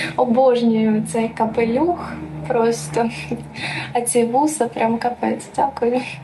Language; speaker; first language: Ukrainian; native; Ukrainian